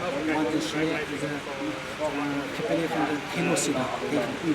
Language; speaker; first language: Dutch; non-native, learner; Uyghur